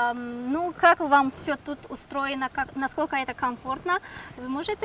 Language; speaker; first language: Russian; non-native, local second language; Tajik